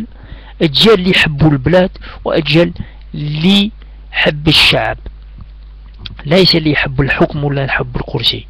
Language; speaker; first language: Arabic; native; Arabic